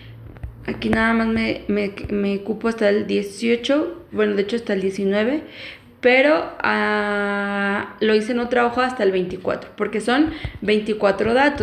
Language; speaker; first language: Spanish; native; Spanish